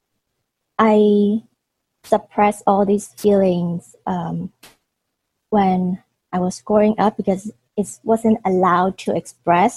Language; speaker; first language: English; non-native, local second language; Cantonese